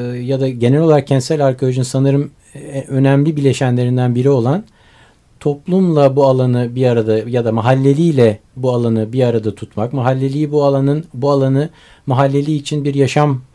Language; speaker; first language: Turkish; native; Turkish